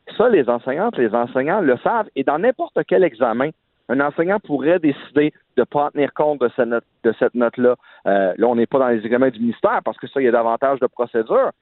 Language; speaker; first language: French; native; French